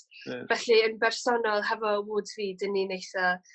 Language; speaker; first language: Welsh; native; Welsh